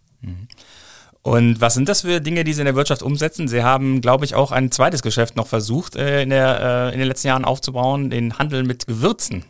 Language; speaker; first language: German; native; German